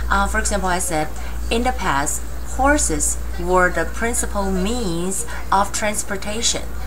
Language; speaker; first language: English; non-native, fluent; Chinese